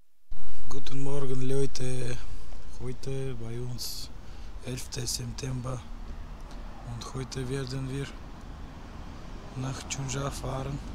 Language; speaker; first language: German; non-native, learner; Russian